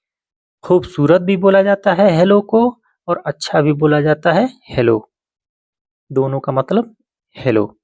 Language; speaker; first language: Hindi; native; Hindi